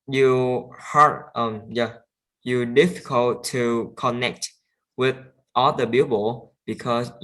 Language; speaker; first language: English; non-native, learner; Vietnamese